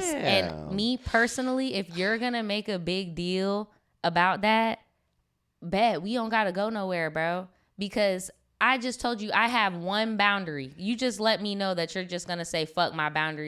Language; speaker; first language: English; native; English